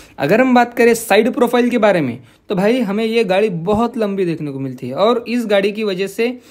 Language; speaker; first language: Hindi; non-native, local second language; Marathi